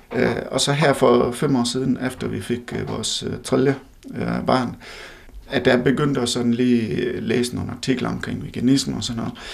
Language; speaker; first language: Danish; non-native, fluent; Hindi